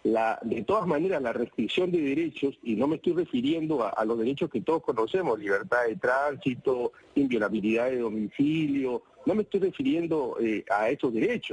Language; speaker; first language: Spanish; native; Spanish